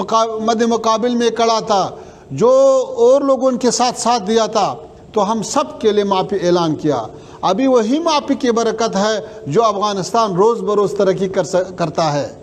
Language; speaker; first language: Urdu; non-native, fluent; Pashto